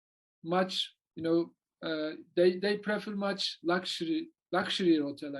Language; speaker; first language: English; non-native, learner; Turkish